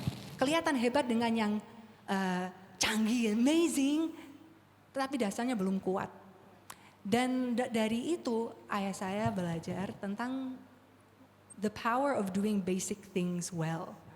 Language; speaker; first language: Indonesian; non-native, fluent; English